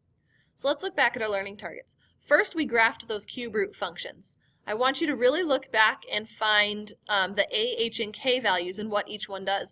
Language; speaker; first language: English; native; English